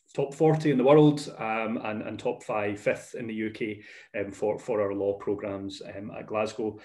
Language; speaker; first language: English; native; English